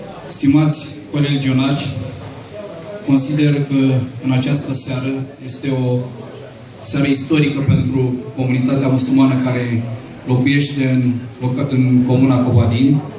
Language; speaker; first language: Romanian; non-native, local second language; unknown